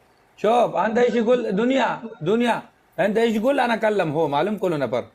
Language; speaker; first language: Arabic; non-native, learner; Pashto